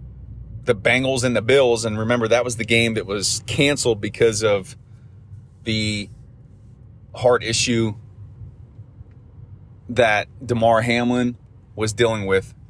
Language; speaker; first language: English; native; English